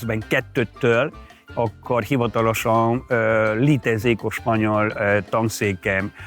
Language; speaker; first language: Hungarian; non-native, fluent; Spanish